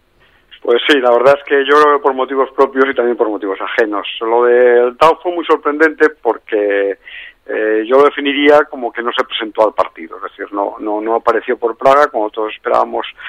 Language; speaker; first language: Spanish; native; Spanish